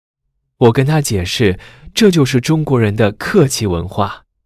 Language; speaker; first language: Chinese; native; Chinese